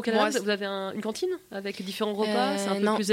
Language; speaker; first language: French; native; French